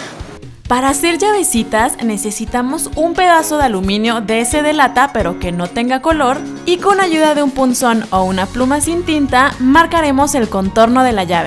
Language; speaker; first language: Spanish; native; Spanish